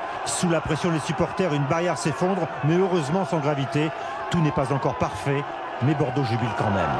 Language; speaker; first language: French; native; French